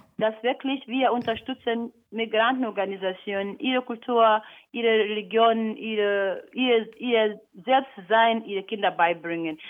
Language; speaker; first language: German; non-native, fluent; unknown